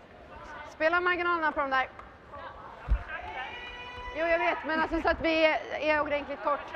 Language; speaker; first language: Swedish; native; Swedish